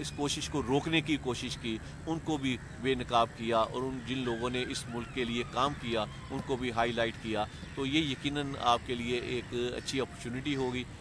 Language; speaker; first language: Urdu; non-native, local second language; Punjabi